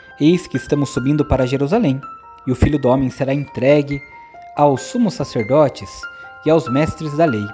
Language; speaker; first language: Portuguese; native; Portuguese